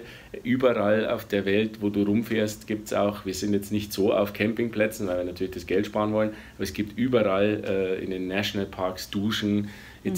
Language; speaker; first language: German; native; German